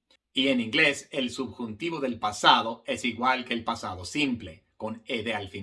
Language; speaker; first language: Spanish; non-native, fluent; English